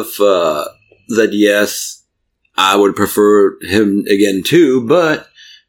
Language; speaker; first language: English; non-native, fluent; German